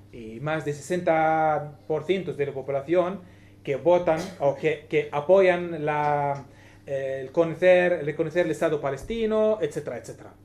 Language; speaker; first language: Spanish; non-native, learner; Arabic